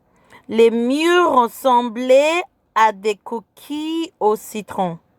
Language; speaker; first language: French; non-native, fluent; English